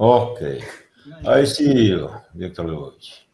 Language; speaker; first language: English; non-native, learner; Russian